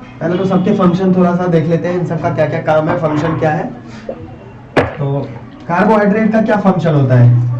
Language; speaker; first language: Hindi; native; Hindi